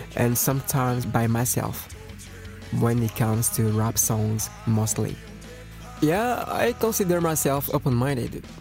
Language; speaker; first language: English; non-native, fluent; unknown